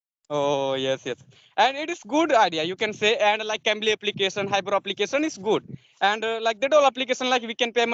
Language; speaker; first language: English; non-native, learner; Santali